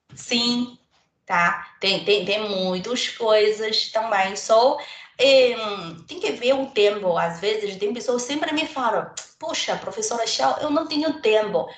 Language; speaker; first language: Portuguese; non-native, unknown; Chinese